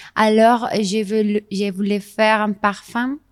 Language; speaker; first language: French; non-native, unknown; Spanish